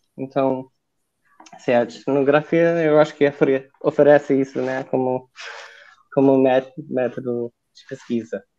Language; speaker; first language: Portuguese; non-native, fluent; English